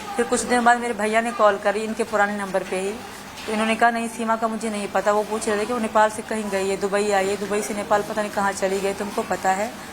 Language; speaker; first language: Urdu; non-native, local second language; Sindhi